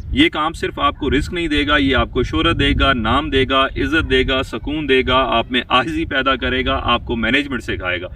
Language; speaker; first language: Hindi; non-native, local second language; Punjabi